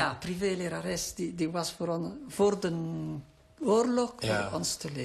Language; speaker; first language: Dutch; non-native, local second language; French